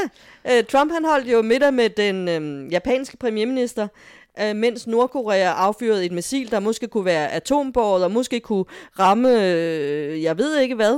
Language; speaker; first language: Danish; native; Danish